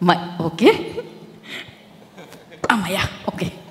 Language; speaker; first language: Telugu; native; Telugu